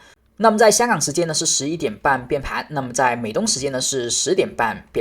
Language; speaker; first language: Chinese; native; Chinese